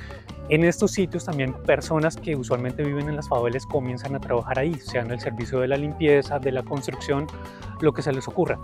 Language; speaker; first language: Spanish; native; Spanish